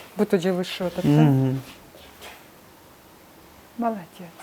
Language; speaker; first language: Russian; non-native, local second language; Kyrgyz